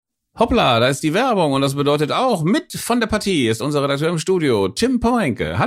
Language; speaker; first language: German; native; German